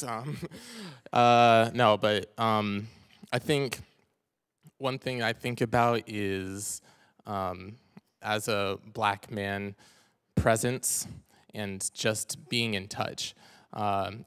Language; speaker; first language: English; native; English